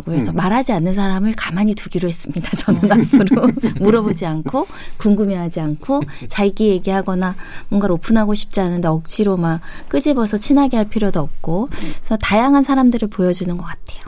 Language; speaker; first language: Korean; native; Korean